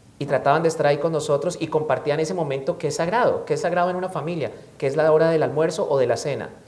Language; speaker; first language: Spanish; native; Spanish